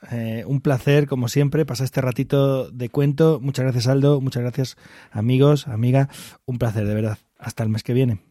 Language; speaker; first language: Spanish; native; Spanish